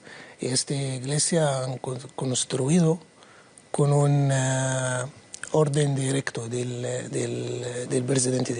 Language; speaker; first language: Spanish; non-native, learner; Arabic